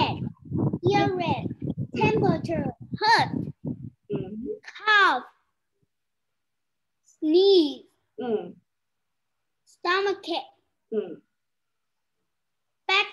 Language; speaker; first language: English; non-native, learner; Vietnamese